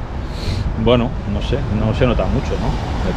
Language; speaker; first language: Spanish; native; Spanish